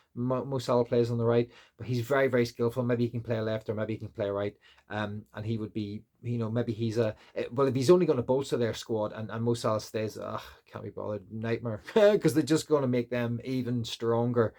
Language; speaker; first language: English; native; English